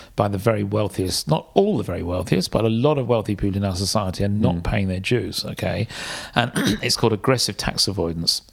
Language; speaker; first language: English; native; English